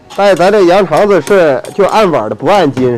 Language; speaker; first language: Chinese; native; Chinese